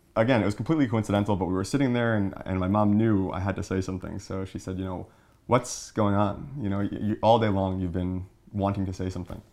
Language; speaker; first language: English; native; English